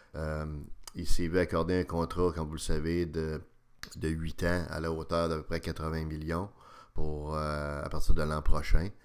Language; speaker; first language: French; native; French